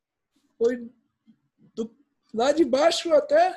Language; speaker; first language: Portuguese; early bilingual, heritage; Portuguese